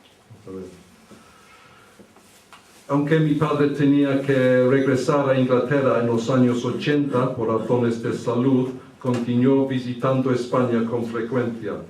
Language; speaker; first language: Spanish; early bilingual, heritage; English